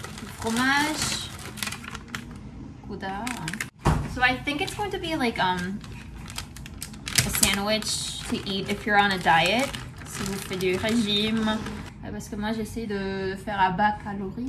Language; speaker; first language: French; non-native, fluent; Korean